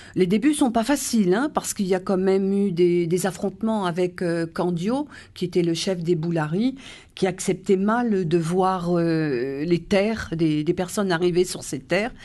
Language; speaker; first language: French; native; French